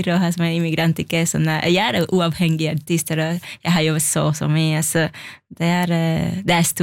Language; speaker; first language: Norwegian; non-native, fluent; Spanish